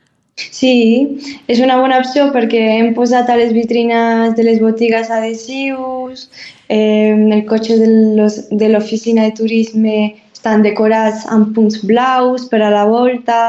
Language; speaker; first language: Catalan; non-native, learner; Spanish